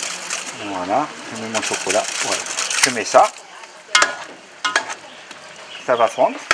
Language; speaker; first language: French; native; French